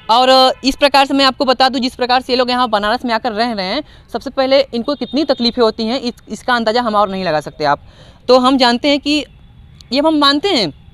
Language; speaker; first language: Hindi; native; Hindi